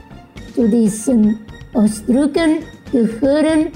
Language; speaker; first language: German; non-native, fluent; Indonesian